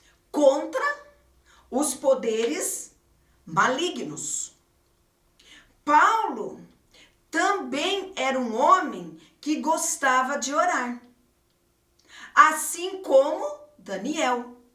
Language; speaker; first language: Portuguese; native; Portuguese